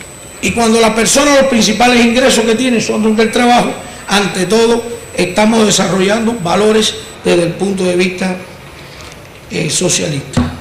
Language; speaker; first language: Spanish; native; Spanish